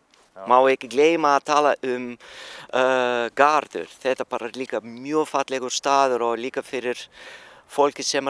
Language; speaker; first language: Icelandic; non-native, learner; Russian